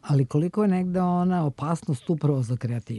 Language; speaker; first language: Serbian; native; Serbian